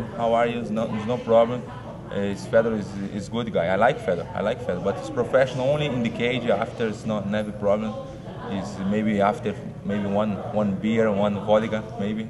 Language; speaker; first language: English; non-native, learner; Portuguese